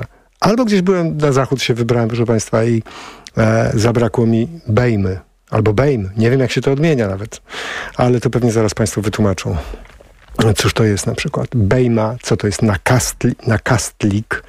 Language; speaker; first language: Polish; native; Polish